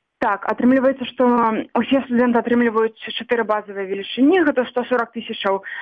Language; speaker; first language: Belarusian; non-native, local second language; Russian